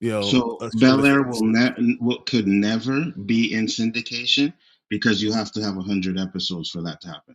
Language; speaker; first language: English; native; English